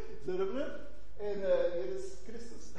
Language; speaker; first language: Dutch; non-native, fluent; German